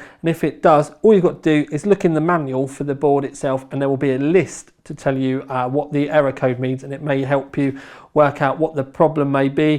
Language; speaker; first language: English; native; English